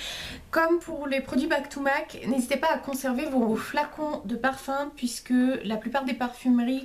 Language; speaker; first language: French; native; French